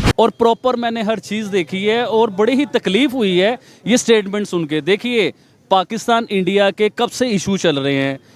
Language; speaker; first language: Urdu; non-native, local second language; Punjabi